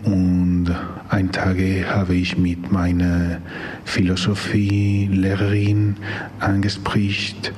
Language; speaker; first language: German; non-native, learner; Spanish